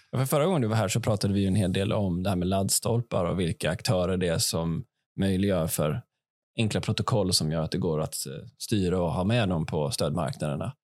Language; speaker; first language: Swedish; native; Swedish